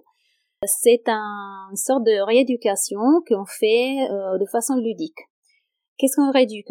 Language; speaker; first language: French; non-native, fluent; Italian